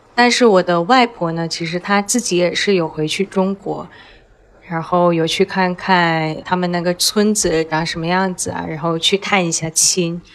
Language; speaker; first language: Chinese; native; Chinese